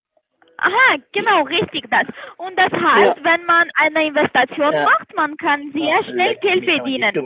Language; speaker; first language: German; non-native, learner; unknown